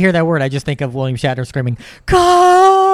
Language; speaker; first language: English; native; English